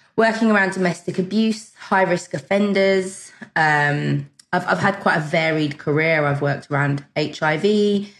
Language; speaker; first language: English; early bilingual, other home language; German